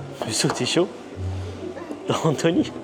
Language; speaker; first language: Japanese; non-native, learner; French